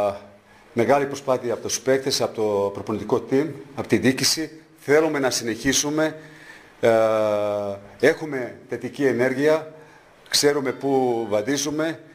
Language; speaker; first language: Greek; non-native, fluent; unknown